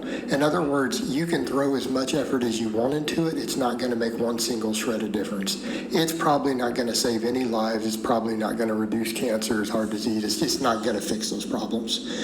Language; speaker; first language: English; native; English